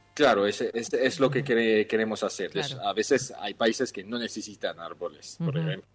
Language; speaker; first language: Spanish; non-native, fluent; French